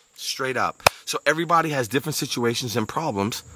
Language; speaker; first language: English; native; English